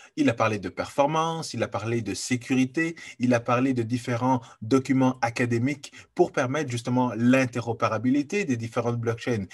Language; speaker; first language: French; native; French